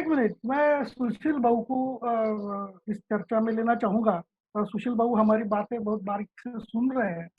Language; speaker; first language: Hindi; non-native, local second language; Marathi